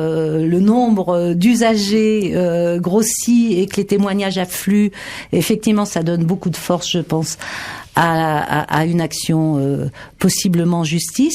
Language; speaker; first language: French; native; French